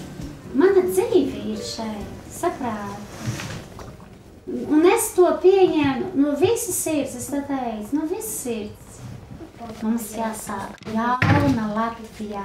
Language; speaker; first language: Latvian; non-native, learner; Portuguese